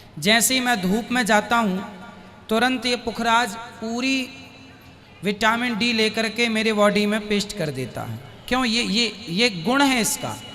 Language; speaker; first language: Hindi; native; Hindi